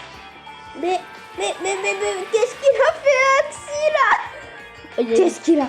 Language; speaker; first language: French; native; French